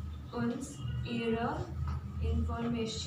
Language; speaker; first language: German; non-native, learner; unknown